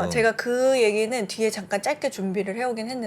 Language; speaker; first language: Korean; native; Korean